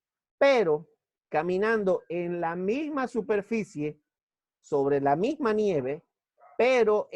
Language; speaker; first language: Spanish; native; Spanish